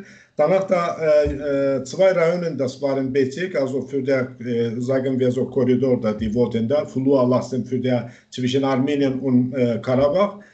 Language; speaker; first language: German; non-native, learner; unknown